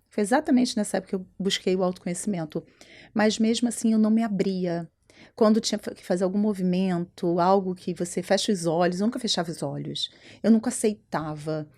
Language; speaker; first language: Portuguese; native; Portuguese